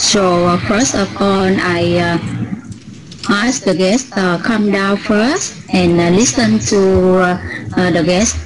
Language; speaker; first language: English; non-native, learner; Vietnamese